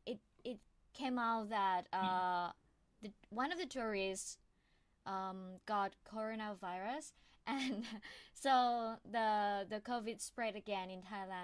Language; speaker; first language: English; non-native, fluent; Thai